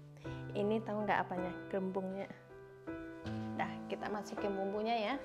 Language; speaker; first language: Indonesian; native; Indonesian